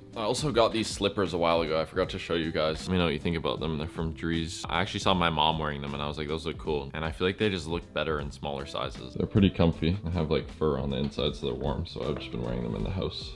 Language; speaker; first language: English; native; English